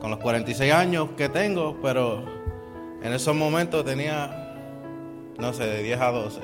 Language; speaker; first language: Spanish; native; Spanish